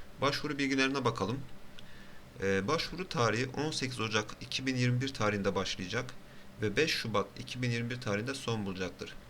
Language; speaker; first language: Turkish; native; Turkish